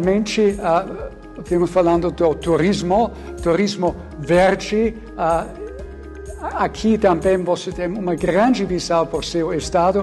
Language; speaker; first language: Portuguese; non-native, fluent; German